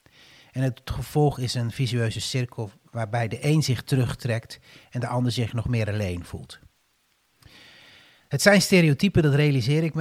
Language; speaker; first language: Dutch; native; Dutch